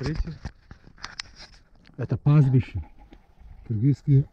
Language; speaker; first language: Russian; non-native, fluent; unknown